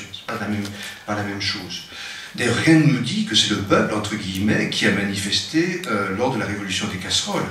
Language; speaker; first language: French; native; French